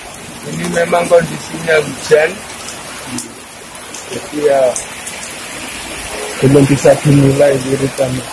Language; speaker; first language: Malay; non-native, local second language; Javanese